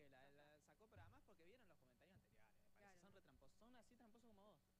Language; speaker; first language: Spanish; native; Spanish